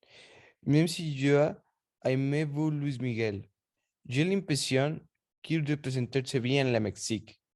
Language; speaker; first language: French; non-native, learner; Spanish